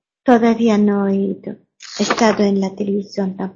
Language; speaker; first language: Spanish; non-native, learner; German